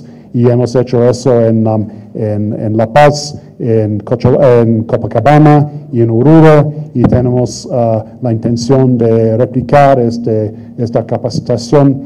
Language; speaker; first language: Spanish; non-native, fluent; English